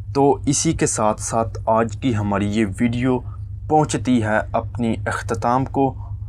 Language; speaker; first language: Urdu; native; Urdu